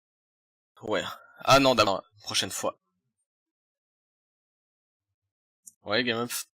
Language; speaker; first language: French; native; French